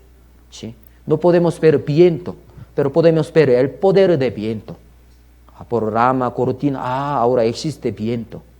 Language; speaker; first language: Spanish; non-native, learner; Korean